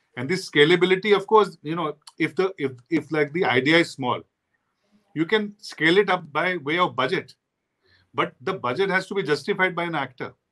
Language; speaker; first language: English; non-native, local second language; Hindi